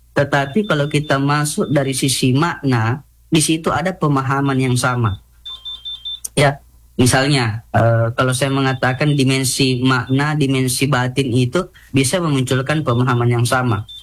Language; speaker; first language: Indonesian; non-native, local second language; Buginese